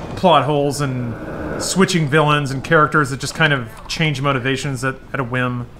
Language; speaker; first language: English; native; English